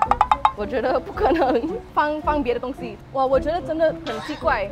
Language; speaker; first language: Chinese; non-native, learner; English